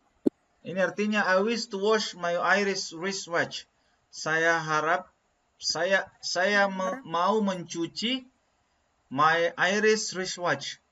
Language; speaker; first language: English; non-native, learner; Indonesian